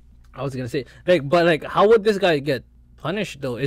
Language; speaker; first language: English; non-native, local second language; Iloko